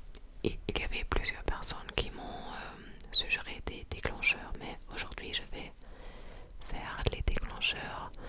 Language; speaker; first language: French; non-native, fluent; English